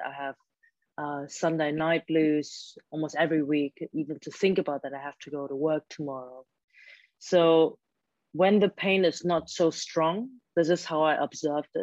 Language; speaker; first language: English; non-native, fluent; German